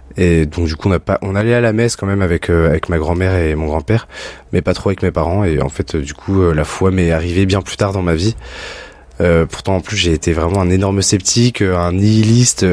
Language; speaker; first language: French; native; French